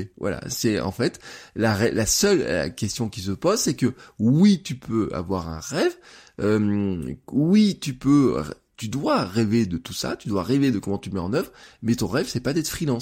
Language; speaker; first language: French; native; French